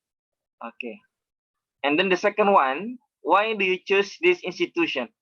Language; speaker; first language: English; non-native, fluent; Indonesian